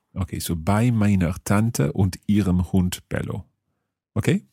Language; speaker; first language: German; non-native, fluent; English